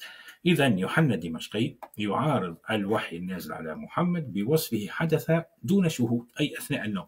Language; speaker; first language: Arabic; native; Arabic